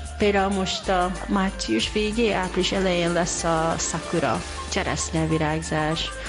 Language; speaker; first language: Hungarian; non-native, learner; Japanese